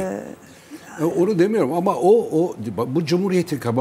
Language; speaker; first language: Turkish; native; Turkish